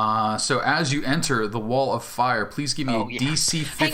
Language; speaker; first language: English; native; English